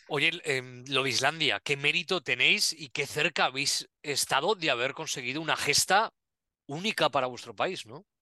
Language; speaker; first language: Spanish; native; Spanish